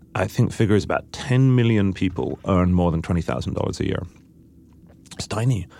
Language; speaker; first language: English; native; English